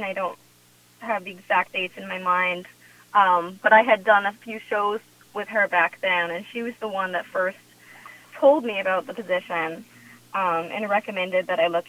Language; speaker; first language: English; native; English